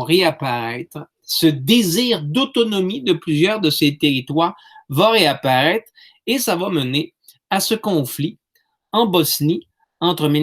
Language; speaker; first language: French; native; French